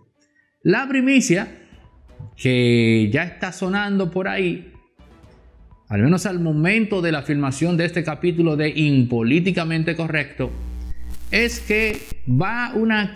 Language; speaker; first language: Spanish; native; Spanish